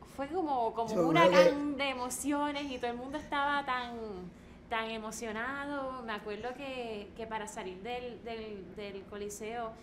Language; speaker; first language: Spanish; native; Spanish